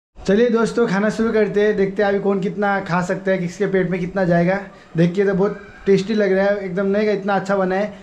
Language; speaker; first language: Hindi; early bilingual, other home language; Nepali